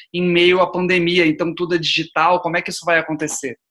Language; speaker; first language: Portuguese; native; Portuguese